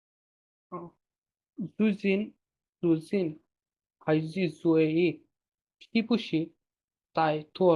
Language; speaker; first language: Chinese; non-native, learner; Bangla